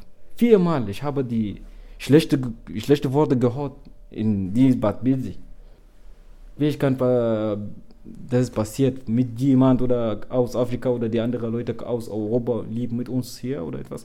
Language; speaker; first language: German; non-native, learner; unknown